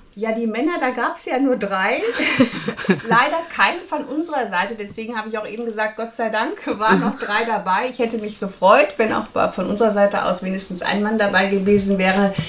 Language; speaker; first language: German; native; German